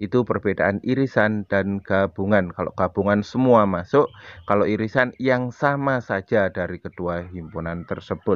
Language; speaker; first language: Indonesian; native; Indonesian